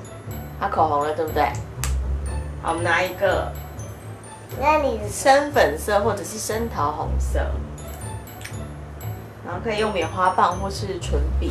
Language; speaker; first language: Chinese; native; Chinese